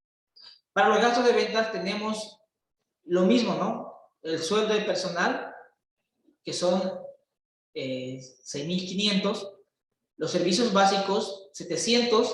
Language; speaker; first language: Spanish; native; Spanish